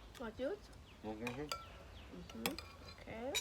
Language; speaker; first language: English; non-native, learner; Thai